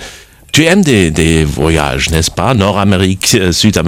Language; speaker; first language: French; non-native, fluent; German